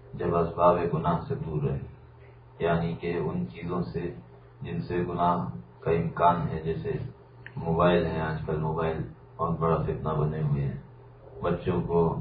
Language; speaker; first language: Urdu; native; Urdu